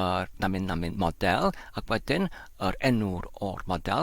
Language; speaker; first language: Welsh; non-native, learner; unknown